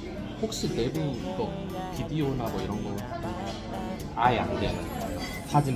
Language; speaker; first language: Korean; native; Korean